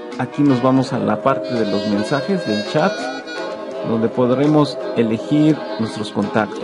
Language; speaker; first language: Spanish; native; Spanish